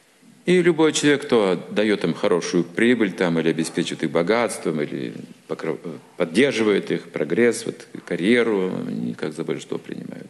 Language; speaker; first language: Russian; native; Russian